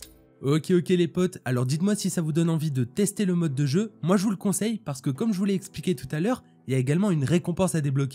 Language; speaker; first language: French; native; French